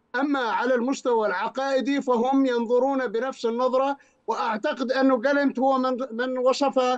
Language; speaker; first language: Arabic; native; Arabic